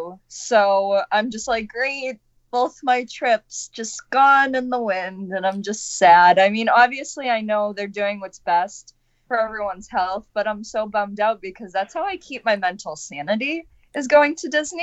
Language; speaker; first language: English; native; English